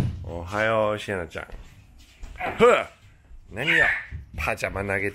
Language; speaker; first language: Japanese; native; Japanese